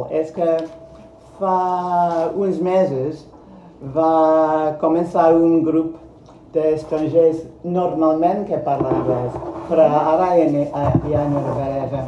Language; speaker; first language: Catalan; non-native, fluent; Spanish